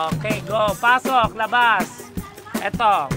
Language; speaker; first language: Filipino; native; Filipino